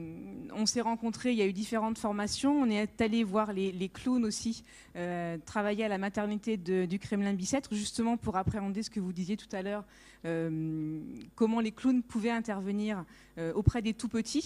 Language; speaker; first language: French; native; French